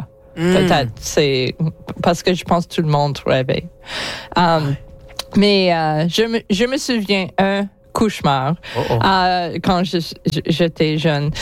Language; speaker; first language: French; non-native, learner; English